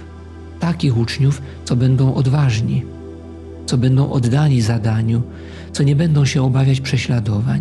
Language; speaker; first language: Polish; native; Polish